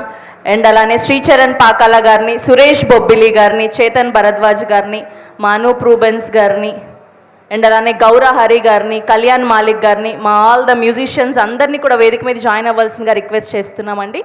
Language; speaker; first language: Telugu; native; Telugu